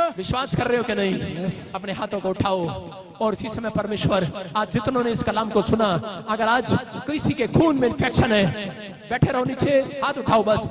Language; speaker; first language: Hindi; non-native, local second language; Punjabi